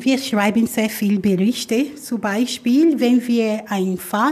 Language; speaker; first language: German; non-native, fluent; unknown